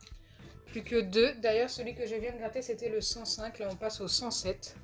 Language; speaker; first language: French; native; French